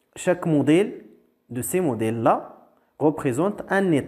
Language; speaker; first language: French; non-native, local second language; Arabic